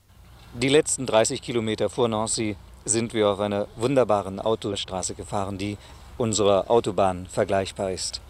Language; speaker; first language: German; native; German